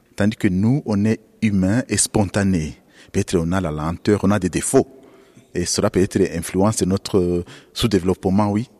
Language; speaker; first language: French; non-native, local second language; Kinyarwanda